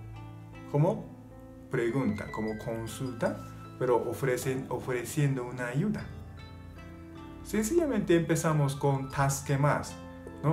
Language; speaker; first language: Spanish; non-native, fluent; Japanese